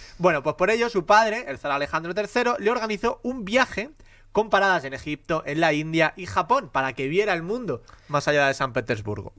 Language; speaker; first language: Spanish; native; Spanish